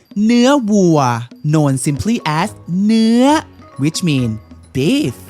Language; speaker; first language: English; non-native, fluent; Thai